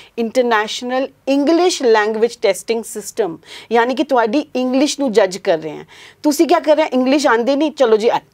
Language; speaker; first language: Hindi; non-native, local second language; Punjabi